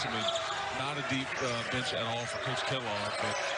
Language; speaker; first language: English; native; English